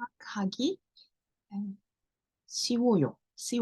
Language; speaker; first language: Korean; non-native, learner; Japanese